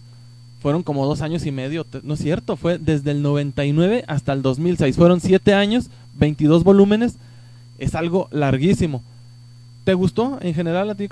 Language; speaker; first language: Spanish; native; Spanish